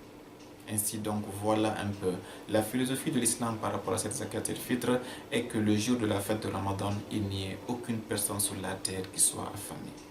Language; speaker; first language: French; non-native, local second language; Fula